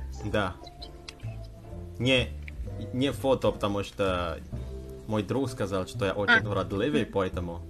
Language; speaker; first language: Russian; non-native, learner; Indonesian